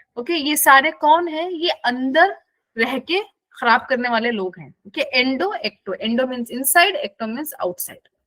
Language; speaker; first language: Hindi; non-native, local second language; Kannada